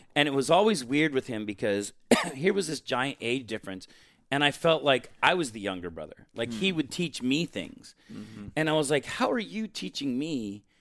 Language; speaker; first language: English; native; English